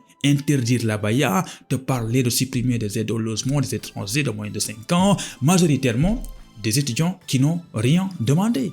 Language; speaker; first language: French; non-native, local second language; Wolof